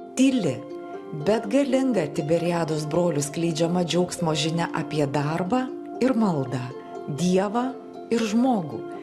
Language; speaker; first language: Lithuanian; native; Lithuanian